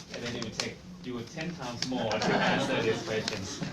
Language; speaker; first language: English; non-native, fluent; Thai